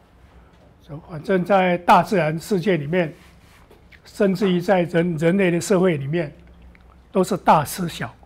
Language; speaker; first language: Chinese; native; Chinese